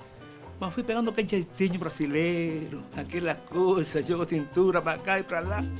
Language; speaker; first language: Portuguese; non-native, fluent; Spanish